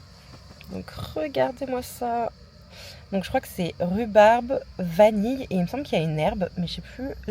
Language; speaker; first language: French; native; French